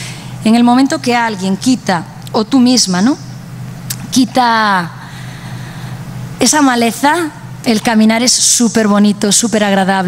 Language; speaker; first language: Spanish; native; Spanish